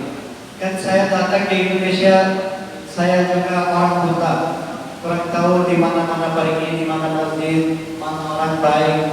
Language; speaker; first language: Indonesian; non-native, learner; Urdu